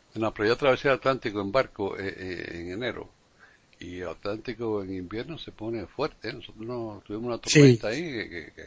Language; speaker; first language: Spanish; native; Spanish